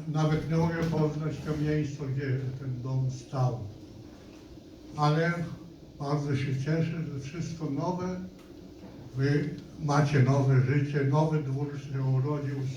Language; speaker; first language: Polish; non-native, local second language; Yiddish